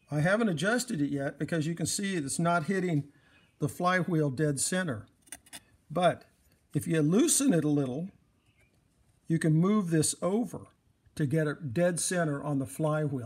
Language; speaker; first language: English; native; English